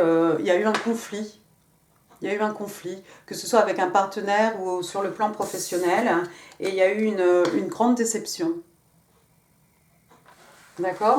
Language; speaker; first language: French; native; French